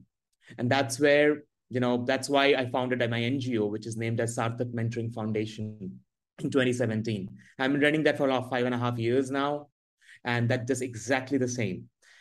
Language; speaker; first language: English; non-native, local second language; Hindi